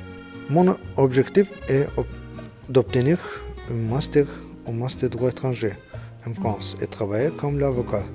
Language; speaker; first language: French; non-native, learner; Azerbaijani